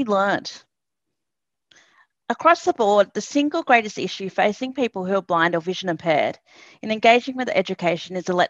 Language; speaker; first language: English; native; English